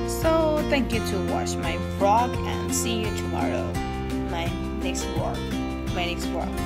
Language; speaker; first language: English; non-native, learner; Thai